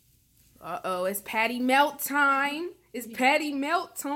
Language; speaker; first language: English; native; English